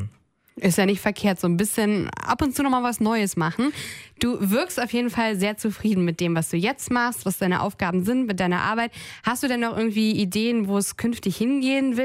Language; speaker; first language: German; native; German